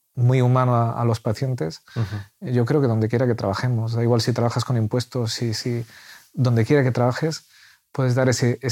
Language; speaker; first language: Spanish; native; Spanish